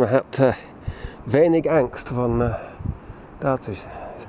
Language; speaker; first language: German; non-native, learner; English